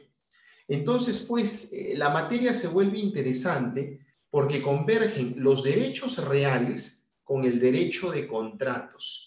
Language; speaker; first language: Spanish; native; Spanish